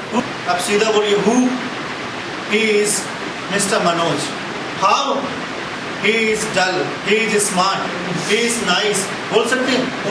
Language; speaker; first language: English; non-native, local second language; Hindi